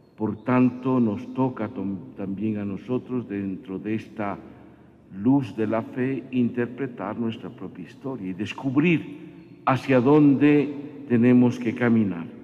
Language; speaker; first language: Spanish; native; Spanish